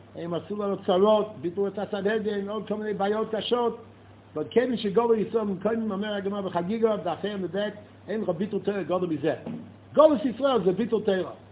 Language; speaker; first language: Hebrew; non-native, fluent; English